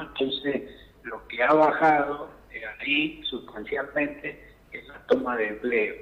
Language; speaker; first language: Spanish; native; Spanish